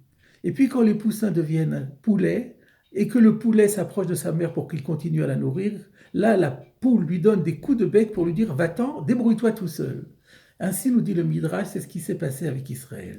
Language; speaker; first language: French; native; French